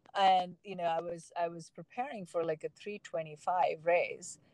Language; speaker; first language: English; non-native, local second language; Tamil